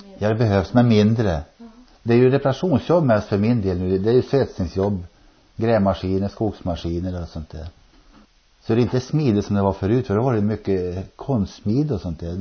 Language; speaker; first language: Swedish; native; Swedish